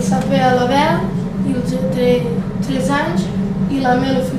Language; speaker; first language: French; non-native, learner; Catalan